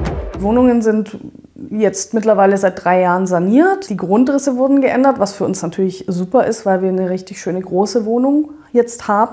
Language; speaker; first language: German; native; German